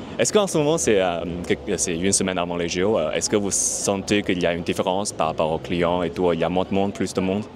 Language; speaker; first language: French; non-native, fluent; Chinese